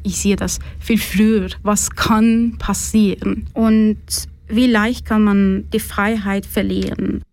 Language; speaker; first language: German; non-native, fluent; Persian